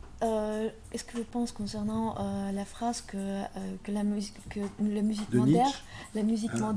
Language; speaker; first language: French; non-native, learner; Russian